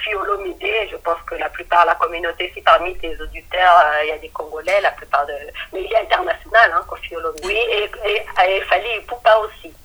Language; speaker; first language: French; non-native, local second language; Lingala